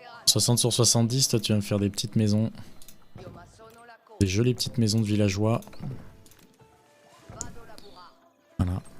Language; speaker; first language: French; native; French